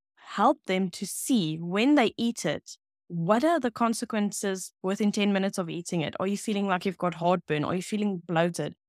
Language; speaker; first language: English; non-native, local second language; Afrikaans